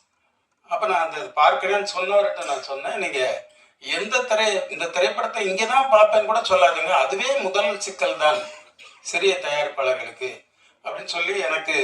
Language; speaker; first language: Tamil; native; Tamil